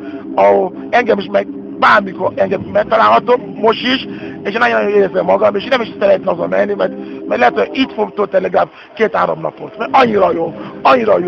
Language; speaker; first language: Hungarian; non-native, learner; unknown